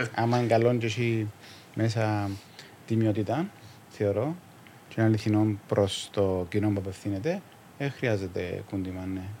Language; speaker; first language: Greek; native; Greek